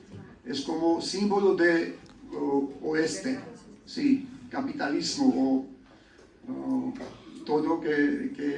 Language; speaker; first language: Spanish; non-native, learner; Georgian